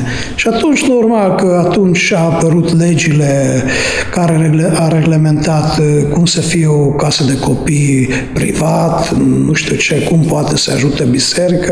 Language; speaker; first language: Romanian; non-native, fluent; Hungarian